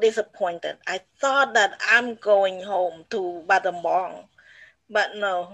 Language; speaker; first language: English; non-native, fluent; Khmer